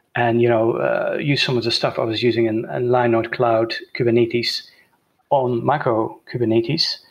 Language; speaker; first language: English; non-native, fluent; Dutch